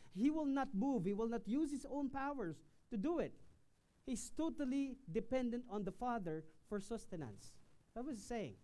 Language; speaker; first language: English; non-native, local second language; Filipino